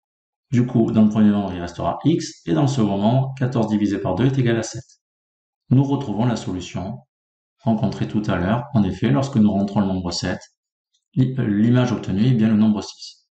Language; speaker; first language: French; native; French